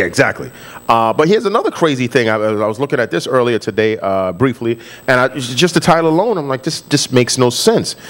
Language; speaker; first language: English; native; English